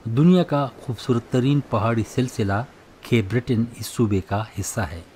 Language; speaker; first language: Urdu; native; Urdu